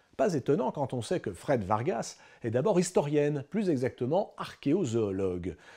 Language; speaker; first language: French; native; French